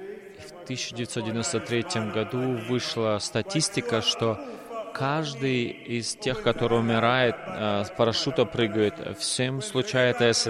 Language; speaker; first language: Russian; non-native, fluent; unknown